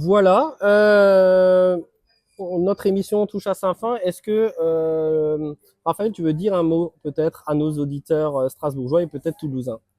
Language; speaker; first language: French; native; French